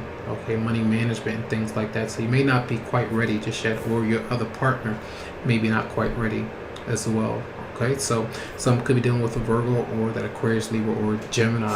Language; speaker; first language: English; native; English